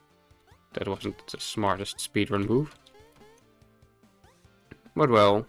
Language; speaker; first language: English; non-native, fluent; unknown